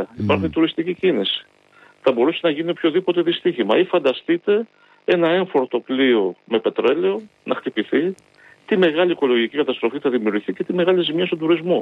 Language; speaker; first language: Greek; native; Greek